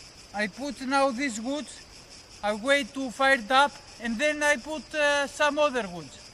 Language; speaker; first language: English; non-native, learner; Greek